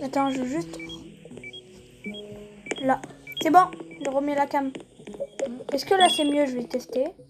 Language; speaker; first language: French; native; French